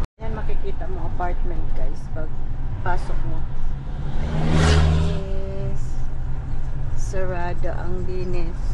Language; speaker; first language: Filipino; non-native, local second language; Cebuano